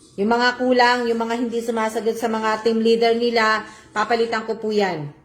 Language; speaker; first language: Filipino; non-native, local second language; Cebuano